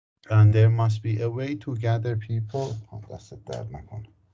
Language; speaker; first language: English; non-native, fluent; Azerbaijani